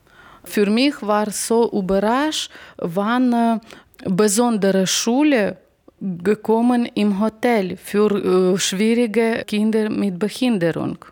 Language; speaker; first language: German; non-native, learner; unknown